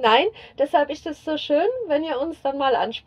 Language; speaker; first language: German; native; German